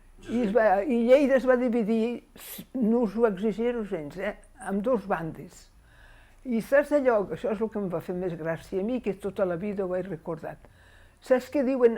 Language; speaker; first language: Catalan; native; Catalan